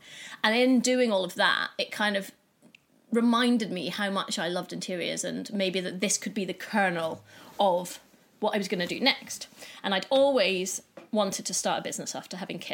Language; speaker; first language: English; native; English